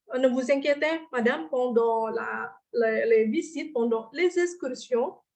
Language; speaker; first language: French; non-native, fluent; Indonesian